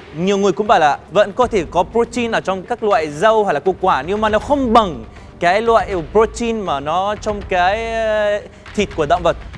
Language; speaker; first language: Vietnamese; non-native, fluent; Arabic